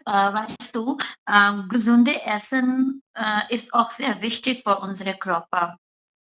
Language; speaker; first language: German; non-native, learner; Urdu